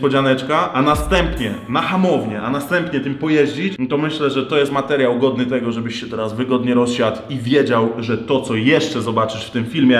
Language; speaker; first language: Polish; native; Polish